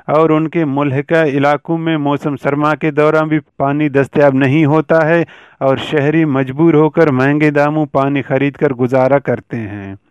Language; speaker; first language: Urdu; non-native, local second language; Baluchi